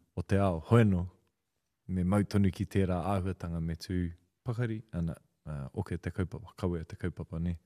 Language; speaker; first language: Māori; native; Māori